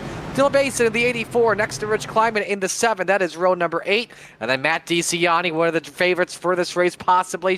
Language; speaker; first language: English; native; English